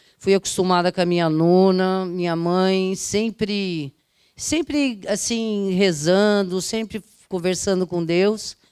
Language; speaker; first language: Portuguese; early bilingual, other home language; Italian